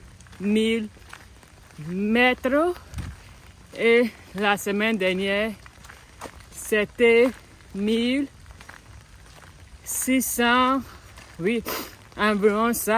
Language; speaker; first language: French; non-native, learner; English